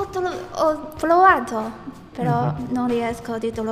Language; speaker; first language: Italian; non-native, learner; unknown